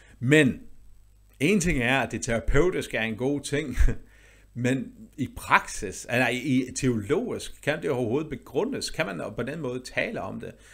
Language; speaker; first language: Danish; native; Danish